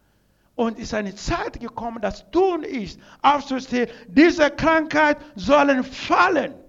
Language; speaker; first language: German; non-native, learner; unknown